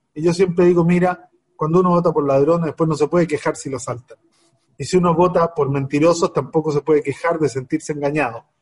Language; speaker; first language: Spanish; native; Spanish